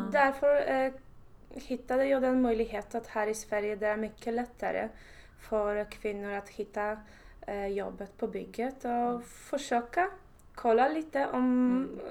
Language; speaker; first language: Swedish; non-native, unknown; Polish